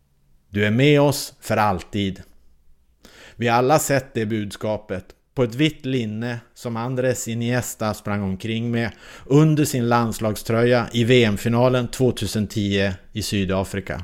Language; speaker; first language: Swedish; native; Swedish